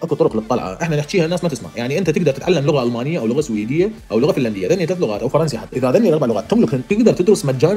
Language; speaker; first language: Arabic; native; Arabic